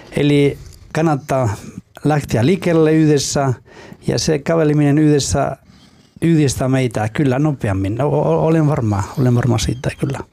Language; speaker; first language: Finnish; non-native, fluent; Spanish